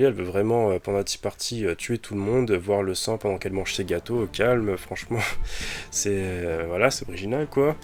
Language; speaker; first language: French; native; French